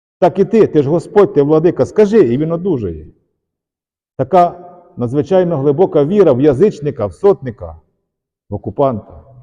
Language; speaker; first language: Ukrainian; native; Ukrainian